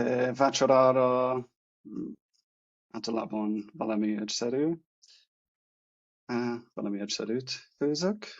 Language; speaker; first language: Hungarian; non-native, learner; English